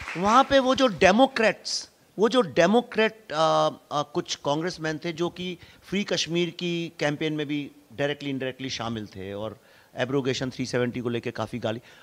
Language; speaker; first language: Hindi; native; Hindi